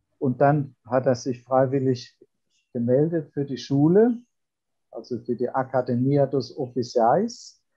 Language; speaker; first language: German; native; German